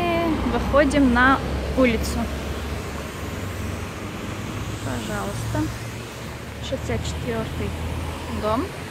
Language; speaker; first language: Russian; non-native, fluent; Armenian